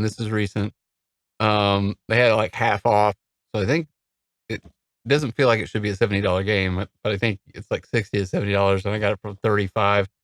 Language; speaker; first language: English; native; English